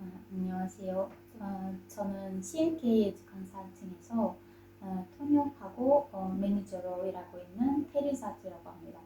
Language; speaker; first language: Korean; non-native, fluent; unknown